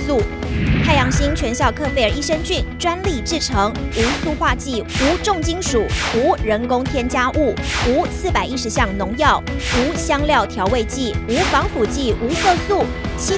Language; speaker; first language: Chinese; native; Chinese